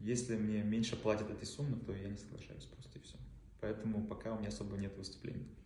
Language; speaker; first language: Russian; non-native, local second language; Tatar